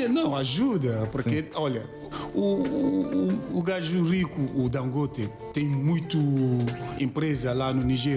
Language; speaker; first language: Portuguese; non-native, learner; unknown